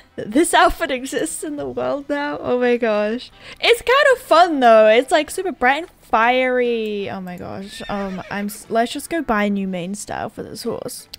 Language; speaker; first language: English; native; English